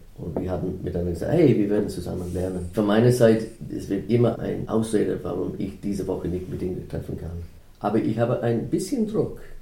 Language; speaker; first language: German; non-native, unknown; English